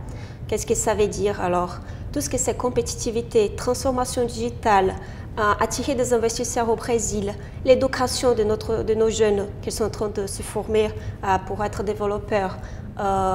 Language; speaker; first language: French; non-native, fluent; Portuguese